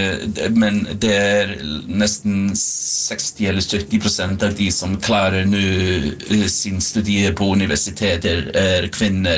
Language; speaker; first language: Swedish; non-native, fluent; Icelandic